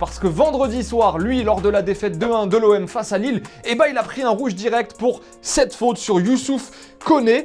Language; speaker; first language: French; native; French